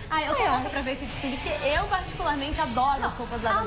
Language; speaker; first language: Portuguese; native; Portuguese